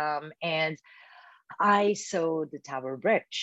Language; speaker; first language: English; non-native, fluent; Bulgarian